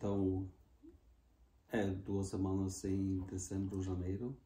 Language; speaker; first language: Portuguese; non-native, fluent; Norwegian